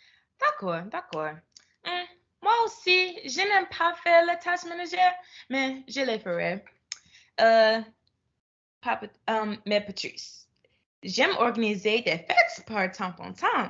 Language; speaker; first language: French; non-native, learner; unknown